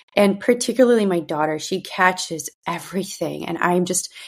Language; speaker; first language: English; early bilingual, other home language; Russian